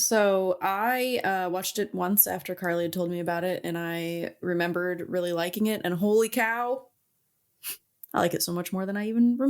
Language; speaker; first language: English; native; English